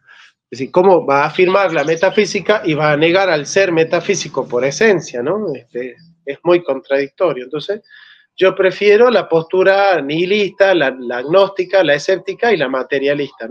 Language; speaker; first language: Spanish; native; Spanish